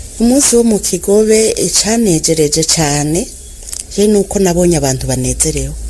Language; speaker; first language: Rundi; early bilingual, other home language; Kinyarwanda